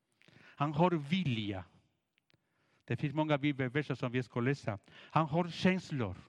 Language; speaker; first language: Swedish; non-native, fluent; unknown